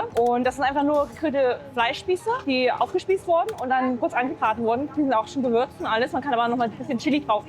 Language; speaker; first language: German; native; German